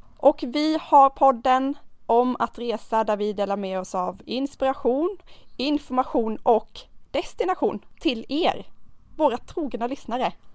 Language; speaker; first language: Swedish; native; Swedish